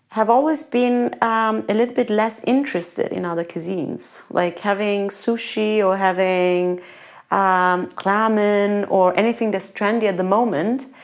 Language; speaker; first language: English; non-native, fluent; Italian